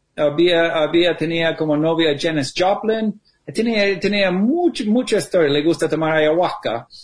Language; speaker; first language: Spanish; non-native, fluent; English